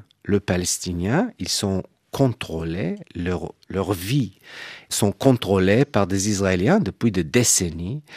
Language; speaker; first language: French; non-native, fluent; Hebrew